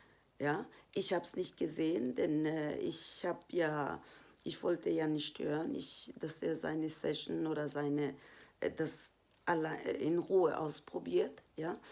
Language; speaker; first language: German; non-native, fluent; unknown